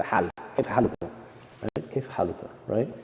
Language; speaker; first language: Arabic; non-native, learner; English